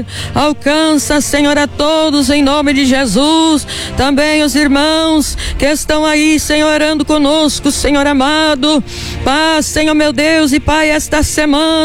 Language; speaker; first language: Portuguese; native; Portuguese